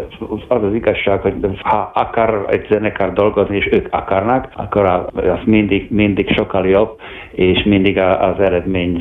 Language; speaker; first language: Hungarian; non-native, fluent; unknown